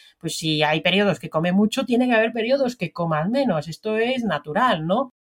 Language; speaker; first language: Spanish; non-native, fluent; Finnish